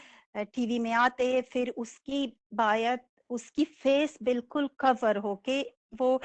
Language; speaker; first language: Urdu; non-native, fluent; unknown